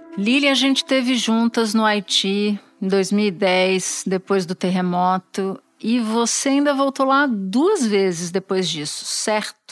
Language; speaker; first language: Portuguese; native; Portuguese